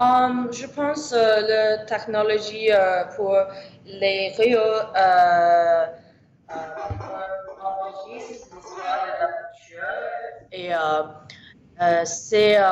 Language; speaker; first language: French; non-native, learner; English